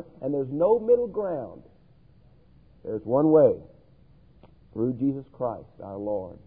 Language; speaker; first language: English; native; English